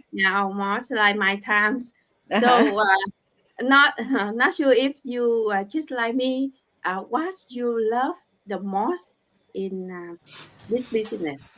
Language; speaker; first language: English; non-native, learner; Vietnamese